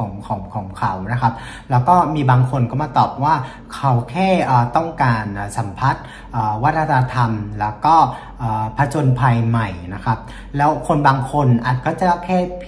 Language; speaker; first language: Thai; non-native, fluent; Vietnamese